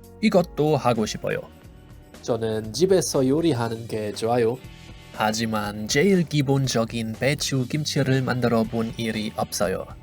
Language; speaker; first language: Korean; non-native, fluent; German